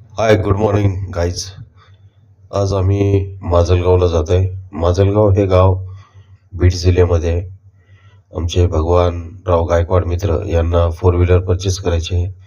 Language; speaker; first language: Marathi; native; Marathi